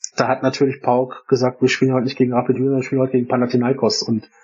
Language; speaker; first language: German; native; German